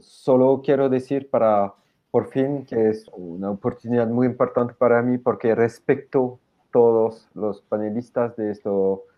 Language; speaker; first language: Spanish; non-native, fluent; French